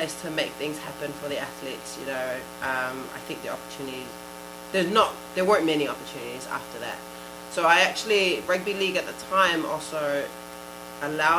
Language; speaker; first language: English; native; English